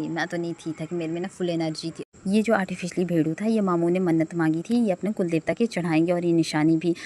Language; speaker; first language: Hindi; non-native, local second language; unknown